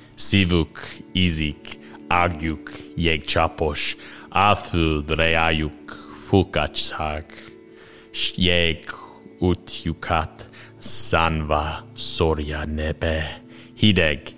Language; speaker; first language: Hungarian; non-native, learner; English